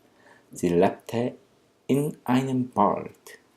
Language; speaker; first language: German; non-native, fluent; Korean